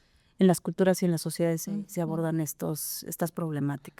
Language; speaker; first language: Spanish; native; Spanish